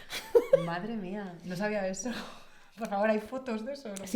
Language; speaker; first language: Spanish; native; Spanish